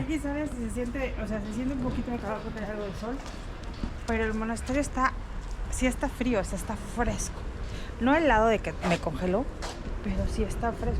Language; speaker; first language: Spanish; native; Spanish